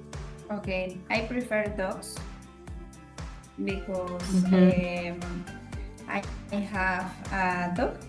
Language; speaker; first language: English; non-native, learner; Spanish